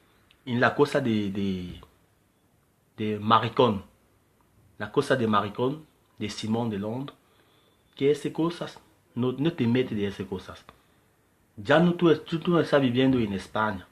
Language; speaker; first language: Spanish; non-native, learner; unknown